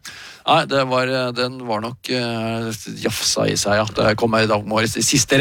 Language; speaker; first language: Norwegian; native; Norwegian